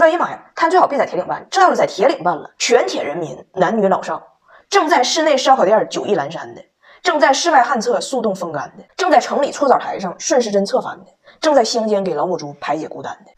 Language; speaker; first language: Chinese; native; Chinese